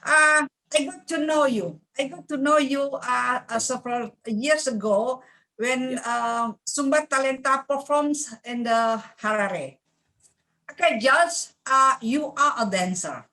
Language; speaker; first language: English; non-native, learner; Indonesian